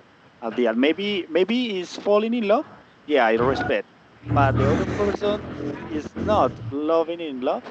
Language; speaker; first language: English; non-native, learner; Spanish